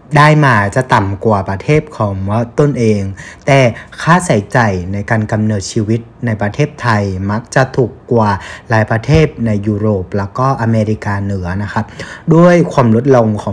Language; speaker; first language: Thai; non-native, fluent; Vietnamese